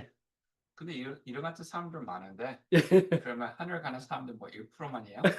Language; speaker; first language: Korean; non-native, learner; English